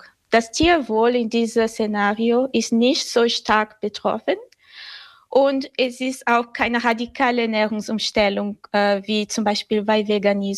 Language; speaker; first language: German; non-native, fluent; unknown